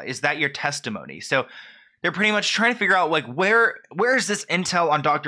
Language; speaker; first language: English; native; English